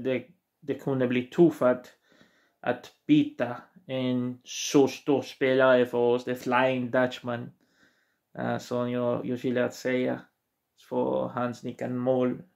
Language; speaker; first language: Swedish; non-native, learner; Portuguese